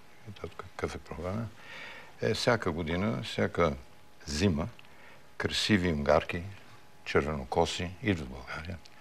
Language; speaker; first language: Bulgarian; early bilingual, heritage; Bulgarian